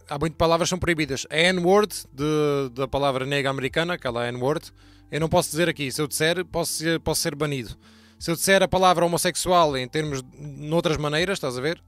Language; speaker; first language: Portuguese; early bilingual, heritage; Portuguese